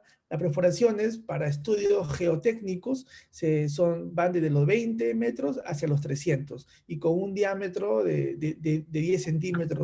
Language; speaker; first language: Spanish; native; Spanish